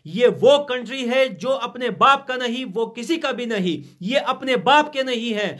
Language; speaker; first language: Urdu; non-native, fluent; Pashto